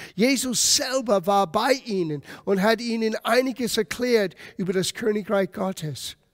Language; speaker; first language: German; non-native, fluent; English